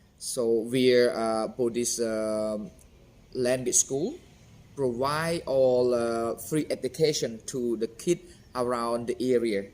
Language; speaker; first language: English; non-native, fluent; Khmer